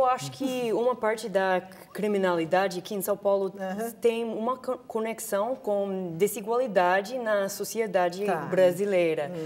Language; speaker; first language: Portuguese; non-native, fluent; English